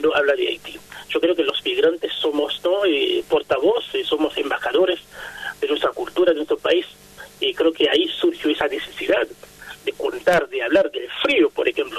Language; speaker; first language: Spanish; non-native, fluent; Haitian Creole